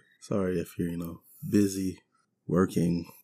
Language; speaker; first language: English; native; English